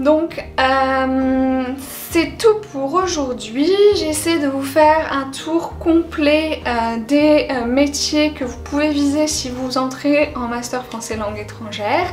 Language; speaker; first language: French; native; French